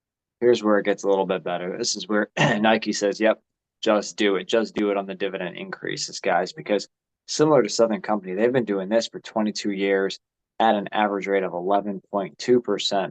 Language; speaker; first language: English; native; English